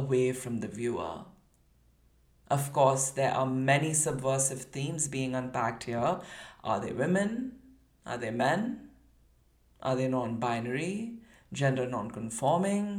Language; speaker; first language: English; non-native, local second language; Urdu